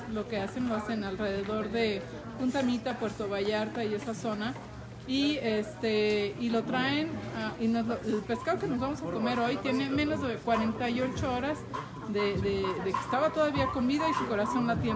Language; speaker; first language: Spanish; native; Spanish